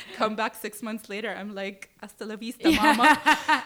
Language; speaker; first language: English; early bilingual, other home language; Arabic